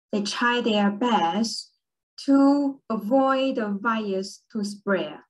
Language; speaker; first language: English; early bilingual, other home language; Chinese